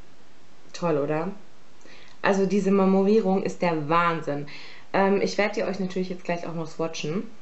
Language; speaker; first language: German; native; German